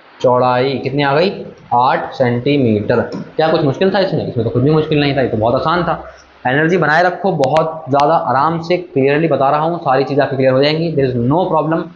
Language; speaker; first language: Hindi; native; Hindi